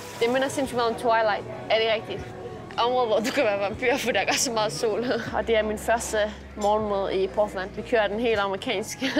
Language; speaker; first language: Danish; early bilingual, other home language; Persian